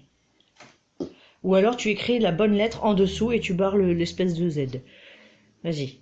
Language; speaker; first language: French; native; French